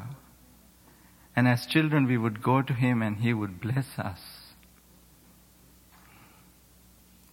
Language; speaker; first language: English; non-native, local second language; Sinhala